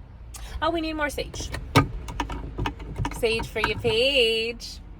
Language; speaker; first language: English; native; English